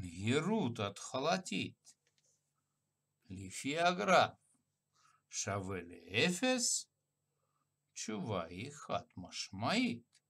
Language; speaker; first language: Hebrew; non-native, fluent; Russian